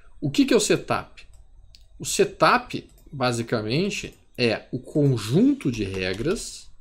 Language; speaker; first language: Portuguese; native; Portuguese